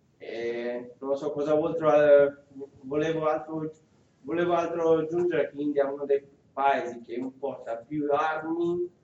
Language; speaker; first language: Italian; non-native, fluent; Urdu